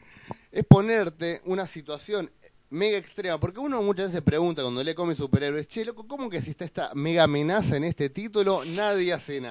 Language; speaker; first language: Spanish; native; Spanish